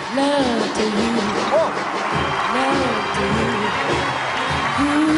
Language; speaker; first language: English; native; English